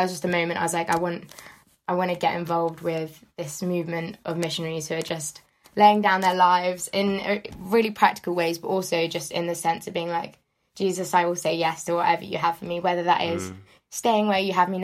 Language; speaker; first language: English; native; English